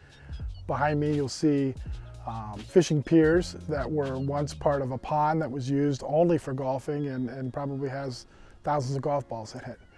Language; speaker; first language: English; native; English